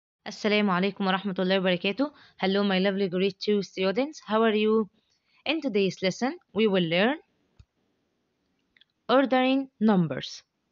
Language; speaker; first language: English; non-native, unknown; Arabic